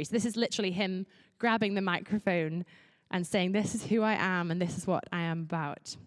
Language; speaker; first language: English; native; English